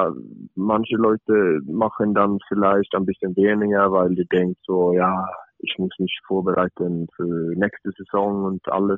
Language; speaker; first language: German; non-native, fluent; Swedish